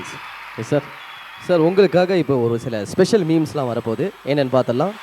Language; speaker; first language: Tamil; native; Tamil